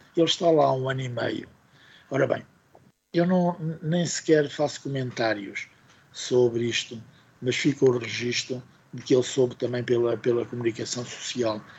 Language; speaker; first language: Portuguese; native; Portuguese